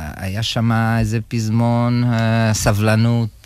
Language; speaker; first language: Hebrew; non-native, fluent; Romanian